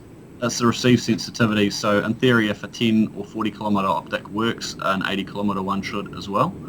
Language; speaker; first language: English; native; English